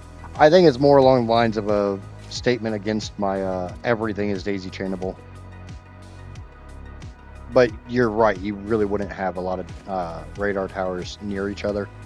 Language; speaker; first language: English; native; English